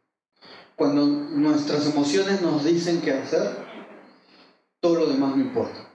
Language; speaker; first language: Spanish; native; Spanish